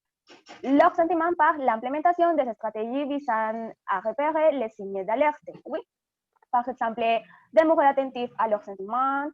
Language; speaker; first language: French; non-native, fluent; Spanish